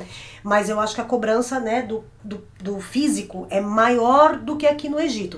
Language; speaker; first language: Portuguese; native; Portuguese